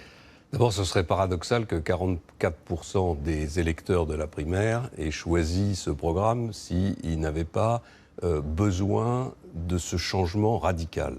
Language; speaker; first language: French; native; French